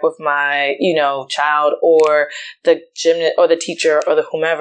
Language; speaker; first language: English; native; English